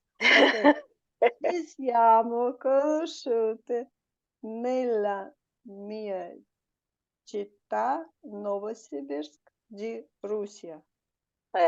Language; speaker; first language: Italian; non-native, learner; Russian